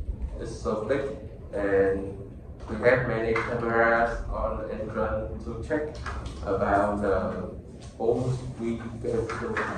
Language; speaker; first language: English; non-native, learner; Vietnamese